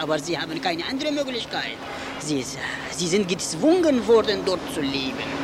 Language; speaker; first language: German; non-native, learner; Kurdish